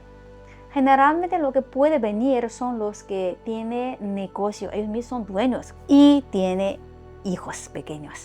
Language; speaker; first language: Spanish; non-native, fluent; Chinese